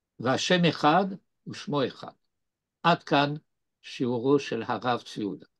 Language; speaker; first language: Hebrew; non-native, fluent; French